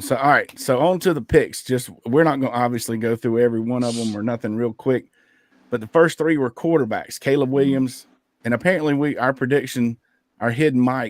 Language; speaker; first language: English; native; English